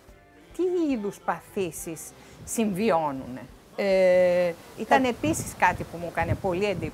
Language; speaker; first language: Greek; native; Greek